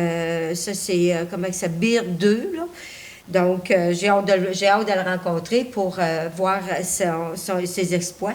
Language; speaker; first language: French; native; French